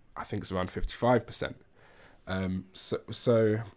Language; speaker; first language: English; native; English